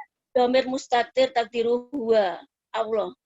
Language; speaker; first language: Arabic; non-native, learner; Indonesian